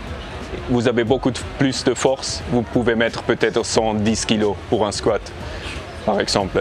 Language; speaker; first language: French; non-native, learner; English